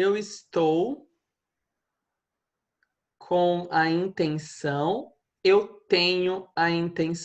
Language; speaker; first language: Portuguese; non-native, fluent; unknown